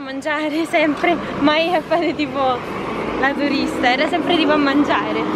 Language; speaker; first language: Italian; native; Italian